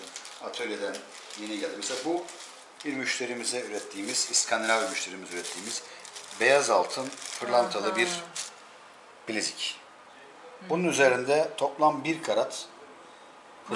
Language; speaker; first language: Turkish; native; Turkish